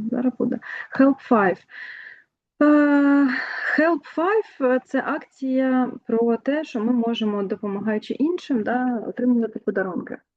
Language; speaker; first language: Ukrainian; non-native, local second language; Russian